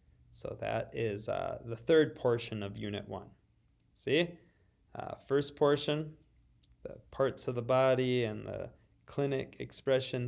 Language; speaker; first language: English; native; English